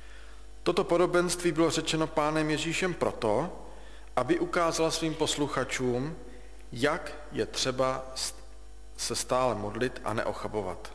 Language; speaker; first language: Czech; native; Czech